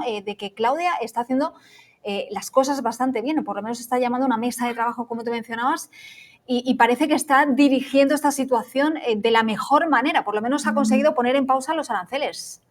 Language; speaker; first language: Spanish; native; Spanish